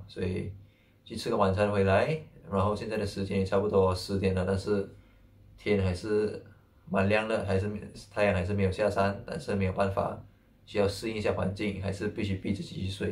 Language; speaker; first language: Chinese; native; Chinese